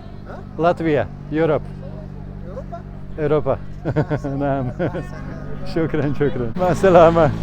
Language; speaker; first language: Arabic; non-native, learner; Latvian